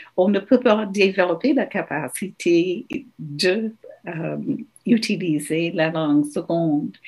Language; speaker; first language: French; non-native, local second language; English